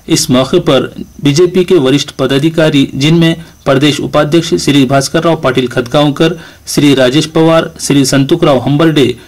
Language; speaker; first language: Hindi; non-native, local second language; Urdu